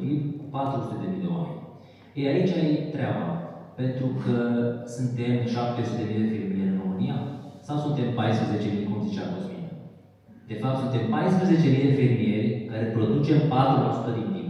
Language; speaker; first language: Romanian; native; Romanian